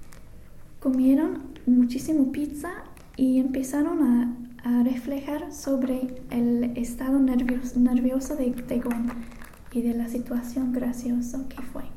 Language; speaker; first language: Spanish; non-native, fluent; English